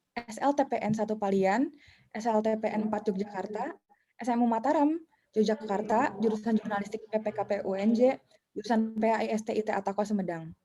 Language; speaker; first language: Indonesian; native; Indonesian